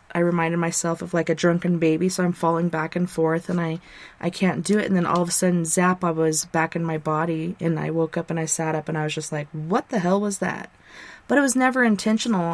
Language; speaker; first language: English; native; English